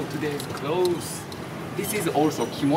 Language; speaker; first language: English; non-native, learner; Japanese